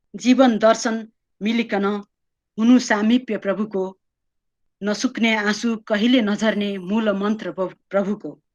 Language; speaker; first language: Nepali; native; Nepali